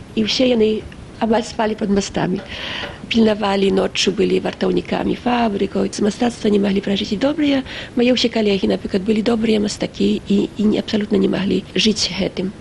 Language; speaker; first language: Belarusian; early bilingual, heritage; Belarusian